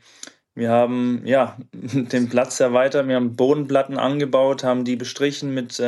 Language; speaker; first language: German; native; German